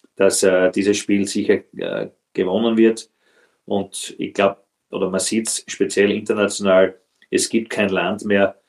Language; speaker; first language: German; native; German